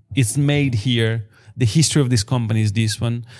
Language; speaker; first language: English; non-native, fluent; Italian